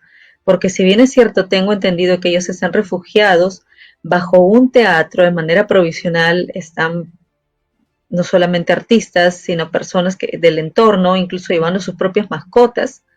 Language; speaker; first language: Spanish; native; Spanish